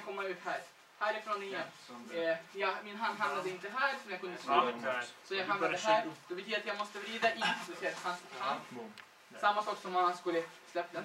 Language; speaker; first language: Swedish; non-native, fluent; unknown